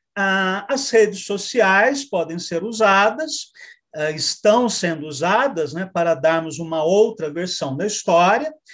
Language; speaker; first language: Portuguese; native; Portuguese